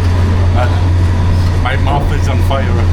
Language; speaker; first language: English; non-native, learner; French